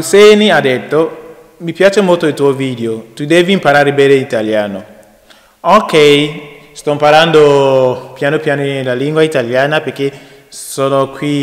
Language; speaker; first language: Italian; non-native, learner; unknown